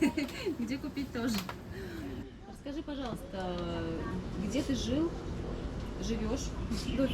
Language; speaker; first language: Russian; native; Russian